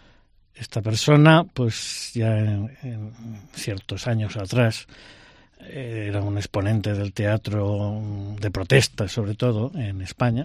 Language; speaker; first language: Spanish; native; Spanish